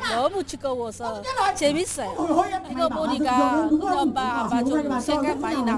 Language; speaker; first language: Korean; non-native, learner; Vietnamese